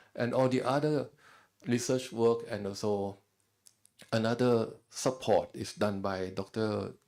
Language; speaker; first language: English; non-native, fluent; Thai